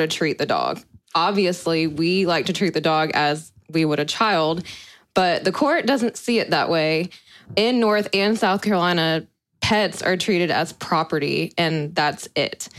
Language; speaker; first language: English; native; English